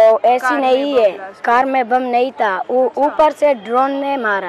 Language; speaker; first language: Hindi; early bilingual, other home language; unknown